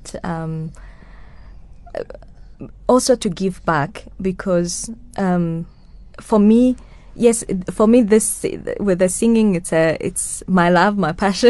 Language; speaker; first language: English; non-native, local second language; Kinyarwanda